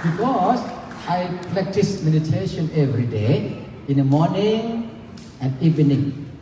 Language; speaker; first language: English; non-native, learner; Thai